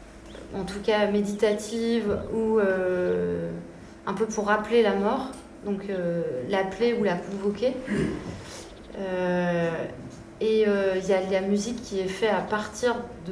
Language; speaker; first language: French; native; French